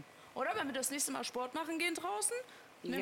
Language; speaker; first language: German; native; German